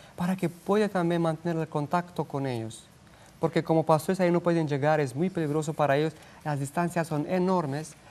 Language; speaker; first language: Spanish; non-native, fluent; Romanian